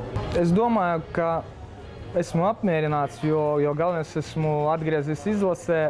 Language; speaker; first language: Latvian; non-native, local second language; Russian